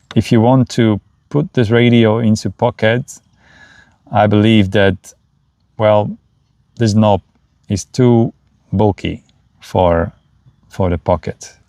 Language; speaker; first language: English; non-native, fluent; Slovak